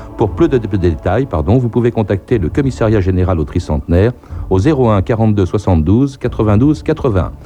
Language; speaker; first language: French; native; French